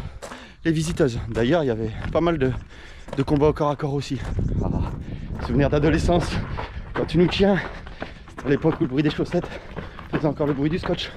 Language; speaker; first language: French; native; French